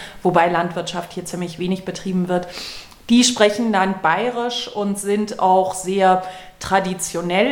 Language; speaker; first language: German; native; German